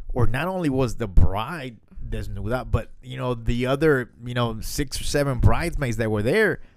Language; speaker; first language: English; early bilingual, other home language; Spanish